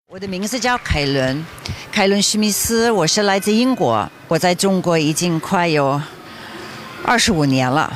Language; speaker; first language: Chinese; non-native, fluent; English